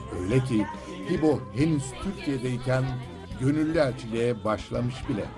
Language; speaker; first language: Turkish; native; Turkish